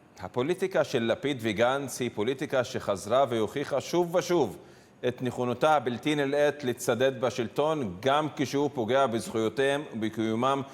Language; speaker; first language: Hebrew; non-native, local second language; Arabic